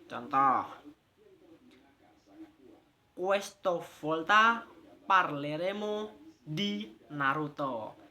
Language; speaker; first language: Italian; non-native, learner; Indonesian